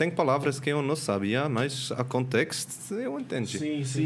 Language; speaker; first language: Portuguese; non-native, learner; Swiss German